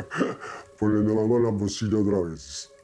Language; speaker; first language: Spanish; non-native, learner; Italian